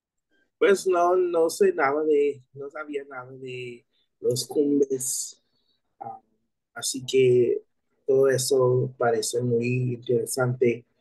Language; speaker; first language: Spanish; non-native, learner; English